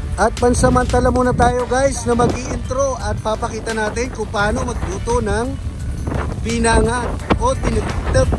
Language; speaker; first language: Filipino; non-native, local second language; Bikol